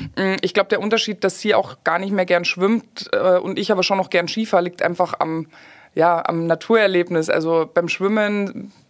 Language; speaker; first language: German; native; German